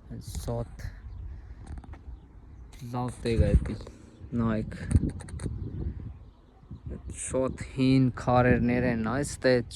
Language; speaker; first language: Armenian; non-native, learner; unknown